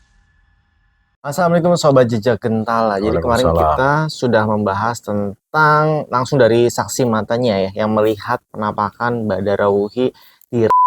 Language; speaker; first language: Indonesian; native; Indonesian